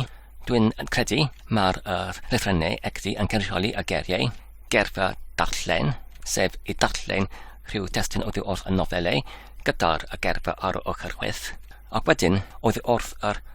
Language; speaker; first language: Welsh; non-native, learner; English